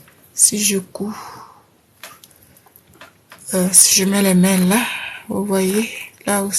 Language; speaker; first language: French; native; French